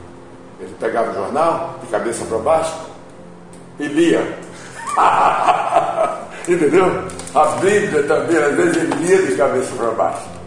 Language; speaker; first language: Portuguese; native; Portuguese